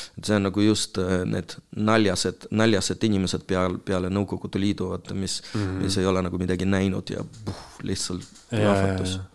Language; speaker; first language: Estonian; non-native, local second language; Russian